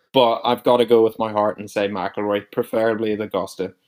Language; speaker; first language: English; native; English